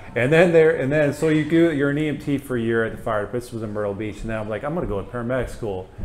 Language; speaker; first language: English; native; English